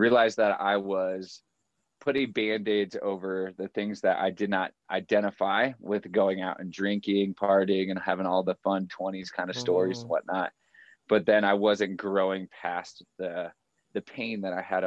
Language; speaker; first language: English; native; English